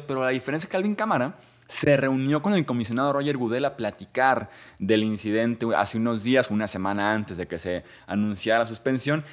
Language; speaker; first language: Spanish; native; Spanish